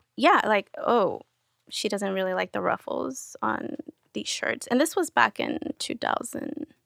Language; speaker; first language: English; early bilingual, other home language; Spanish